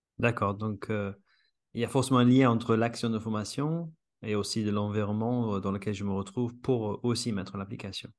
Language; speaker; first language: French; non-native, fluent; English